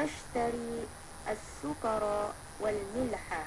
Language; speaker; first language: Arabic; non-native, learner; Malay